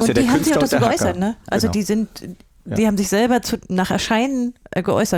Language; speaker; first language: German; native; German